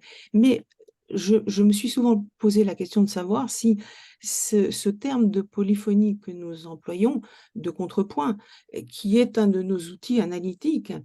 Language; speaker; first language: French; native; French